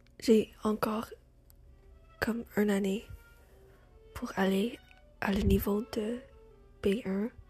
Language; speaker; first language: French; non-native, learner; English